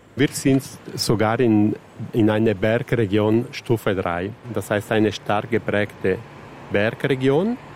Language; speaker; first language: German; non-native, local second language; Italian